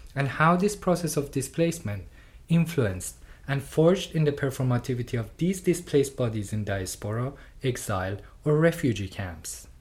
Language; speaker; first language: English; non-native, fluent; Persian